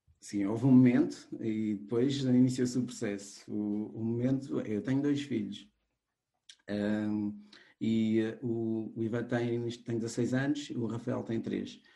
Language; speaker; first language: Portuguese; non-native, local second language; Kabuverdianu